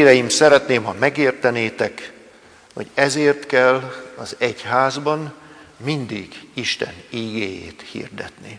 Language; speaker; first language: Hungarian; native; Hungarian